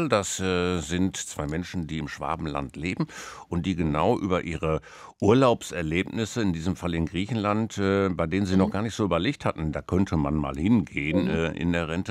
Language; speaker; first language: German; native; German